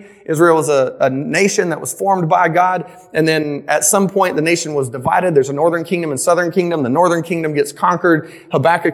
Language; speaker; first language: English; native; English